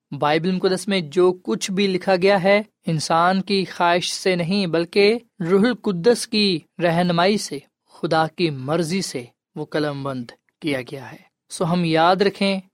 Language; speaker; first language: Urdu; non-native, local second language; Punjabi